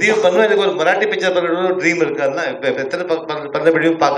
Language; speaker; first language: Tamil; early bilingual, heritage; Tamil